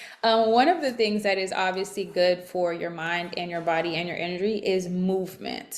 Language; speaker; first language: English; native; English